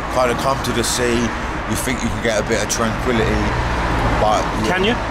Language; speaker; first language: English; native; English